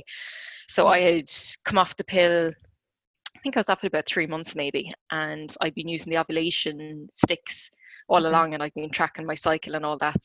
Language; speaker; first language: English; native; English